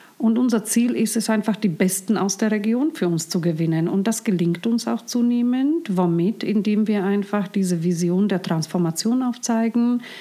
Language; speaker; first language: German; non-native, fluent; Slovak